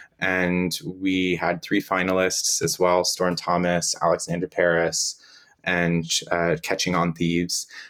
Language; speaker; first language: English; native; English